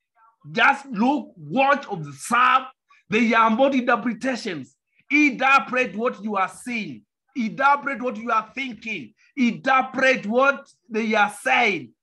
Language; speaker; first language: English; non-native, local second language; Kamba